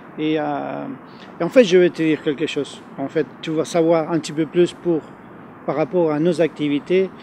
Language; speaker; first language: French; non-native, fluent; Spanish